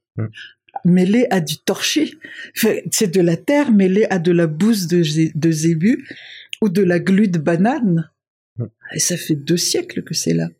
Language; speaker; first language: French; non-native, local second language; Malagasy